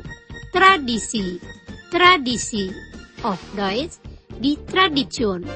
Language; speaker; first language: German; non-native, fluent; Indonesian